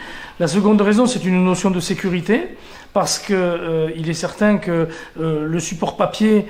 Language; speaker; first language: French; native; French